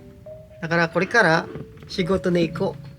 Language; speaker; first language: Japanese; non-native, learner; Filipino